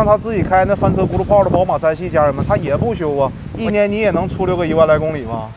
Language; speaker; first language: Chinese; native; Chinese